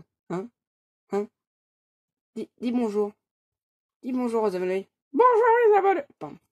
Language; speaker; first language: French; native; French